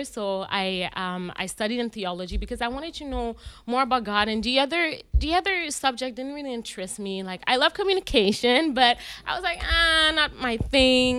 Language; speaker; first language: English; native; English